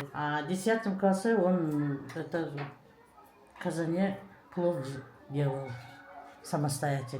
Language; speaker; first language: Russian; non-native, local second language; Kyrgyz